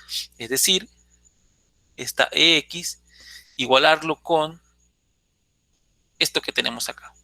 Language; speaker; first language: Spanish; native; Spanish